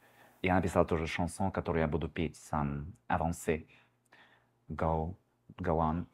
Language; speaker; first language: Russian; early bilingual, heritage; Russian